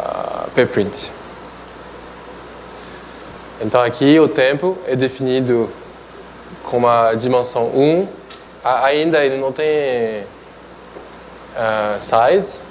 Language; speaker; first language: Portuguese; non-native, fluent; French